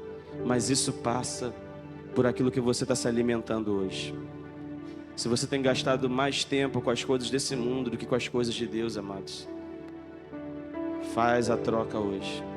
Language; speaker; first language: Portuguese; native; Portuguese